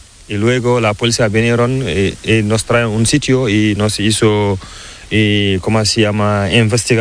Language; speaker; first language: Spanish; non-native, learner; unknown